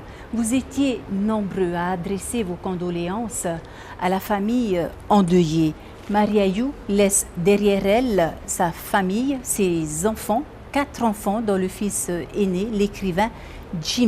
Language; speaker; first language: French; native; French